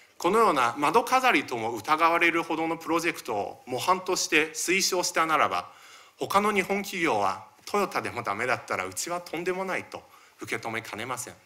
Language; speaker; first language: Japanese; early bilingual, other home language; Chinese